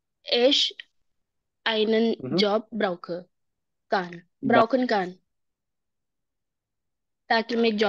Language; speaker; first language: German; non-native, learner; Hindi